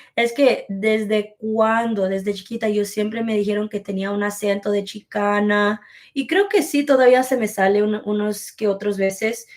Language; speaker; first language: Spanish; early bilingual, heritage; Spanish